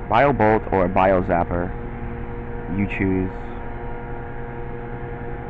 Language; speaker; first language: English; native; English